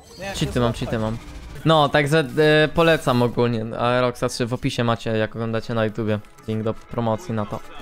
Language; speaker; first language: Polish; native; Polish